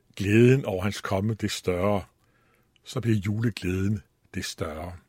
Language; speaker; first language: Danish; native; Danish